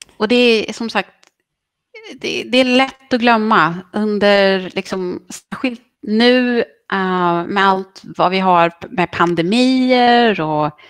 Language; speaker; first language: Swedish; early bilingual, other home language; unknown